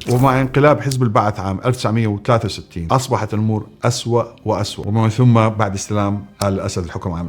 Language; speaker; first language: Arabic; native; Arabic